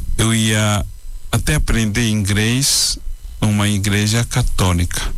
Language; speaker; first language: Portuguese; non-native, fluent; Chinese